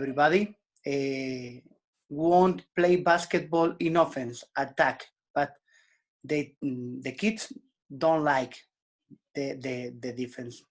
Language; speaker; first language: English; non-native, learner; Spanish